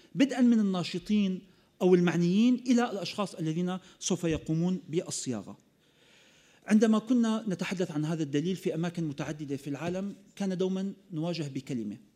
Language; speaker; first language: Arabic; native; Arabic